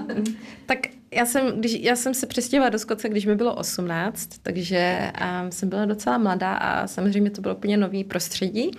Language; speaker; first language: Czech; early bilingual, heritage; Czech